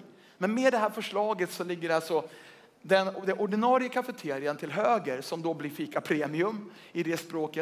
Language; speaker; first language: Swedish; native; Swedish